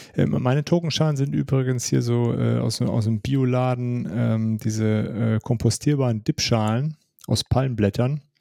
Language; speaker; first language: German; native; German